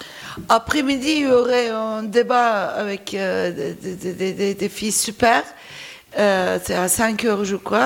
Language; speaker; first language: French; non-native, fluent; Turkish